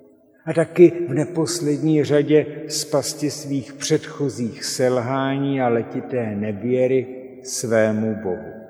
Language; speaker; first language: Czech; native; Czech